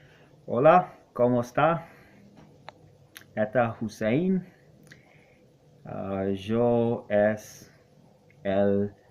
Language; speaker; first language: Spanish; non-native, learner; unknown